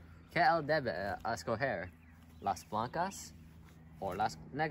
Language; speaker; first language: Spanish; non-native, learner; English